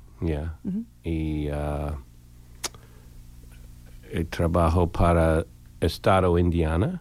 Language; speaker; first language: Spanish; non-native, learner; English